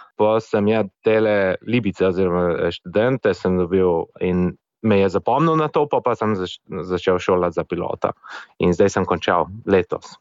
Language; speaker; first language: Slovenian; non-native, fluent; English